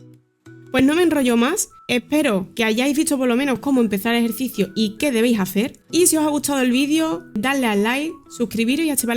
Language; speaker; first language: Spanish; native; Spanish